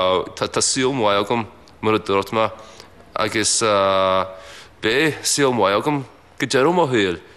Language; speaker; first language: Irish; non-native, fluent; English